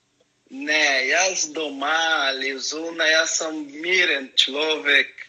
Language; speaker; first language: Slovenian; non-native, learner; Portuguese